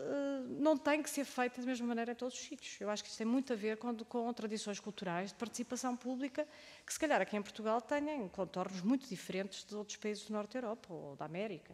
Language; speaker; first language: Portuguese; native; Portuguese